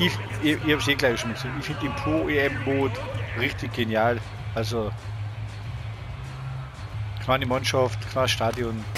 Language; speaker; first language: German; native; German